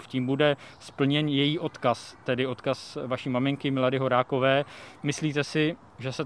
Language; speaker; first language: Czech; native; Czech